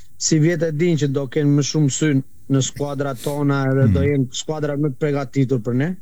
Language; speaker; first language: Albanian; early bilingual, heritage; Albanian